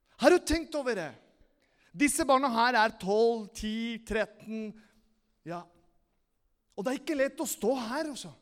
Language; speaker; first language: Norwegian; non-native, fluent; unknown